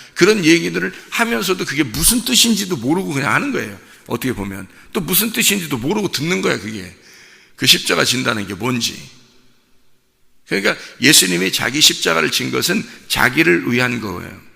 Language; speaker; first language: Korean; native; Korean